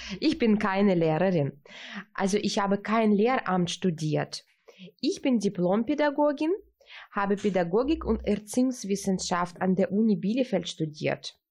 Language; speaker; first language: German; early bilingual, heritage; Russian